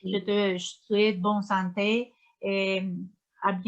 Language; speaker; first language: French; non-native, learner; Romanian